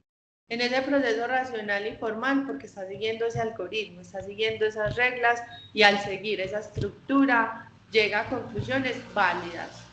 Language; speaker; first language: Spanish; native; Spanish